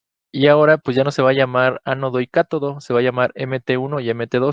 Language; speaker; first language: Spanish; native; Spanish